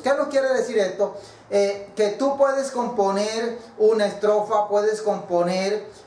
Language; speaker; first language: Spanish; native; Spanish